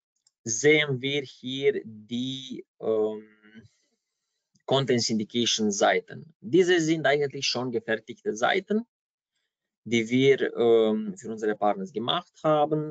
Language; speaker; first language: German; non-native, fluent; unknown